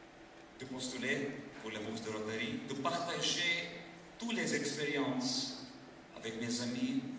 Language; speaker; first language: French; non-native, fluent; Lithuanian